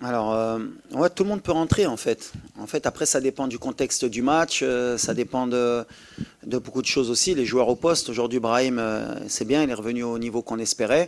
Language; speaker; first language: French; native; French